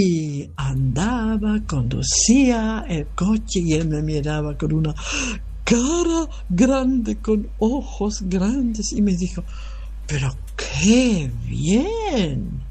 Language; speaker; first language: Spanish; non-native, fluent; German